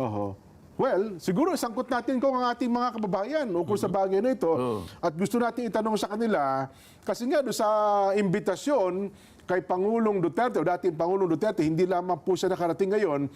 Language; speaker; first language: Filipino; native; Filipino